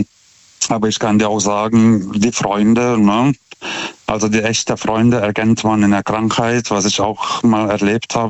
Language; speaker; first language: German; non-native, fluent; Lithuanian